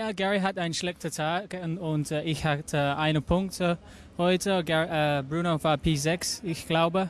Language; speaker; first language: German; non-native, learner; English